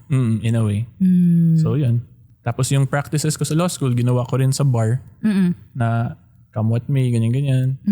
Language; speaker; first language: Filipino; non-native, local second language; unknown